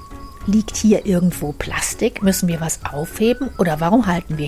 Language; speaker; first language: German; native; German